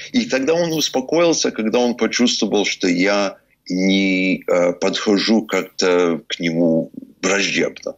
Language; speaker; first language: Russian; early bilingual, heritage; English